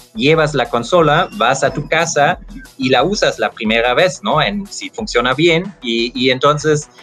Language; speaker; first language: Spanish; non-native, fluent; German